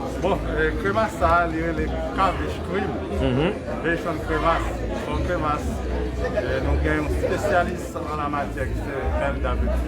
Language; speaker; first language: French; non-native, local second language; Haitian Creole